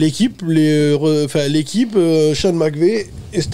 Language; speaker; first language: French; native; French